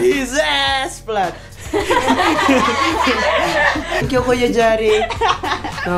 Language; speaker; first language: English; non-native, learner; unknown